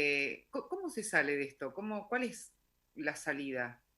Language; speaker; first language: Spanish; native; Spanish